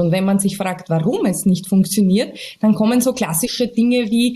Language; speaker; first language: German; native; German